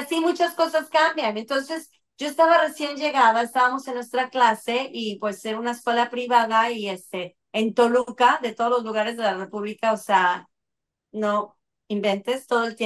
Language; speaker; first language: Spanish; native; Spanish